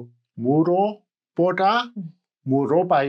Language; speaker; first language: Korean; non-native, learner; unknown